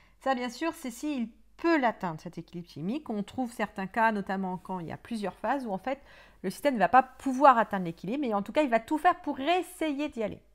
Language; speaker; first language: French; native; French